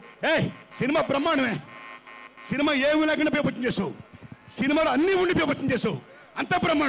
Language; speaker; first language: Telugu; native; Telugu